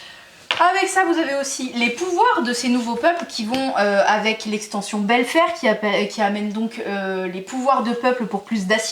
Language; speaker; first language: French; native; French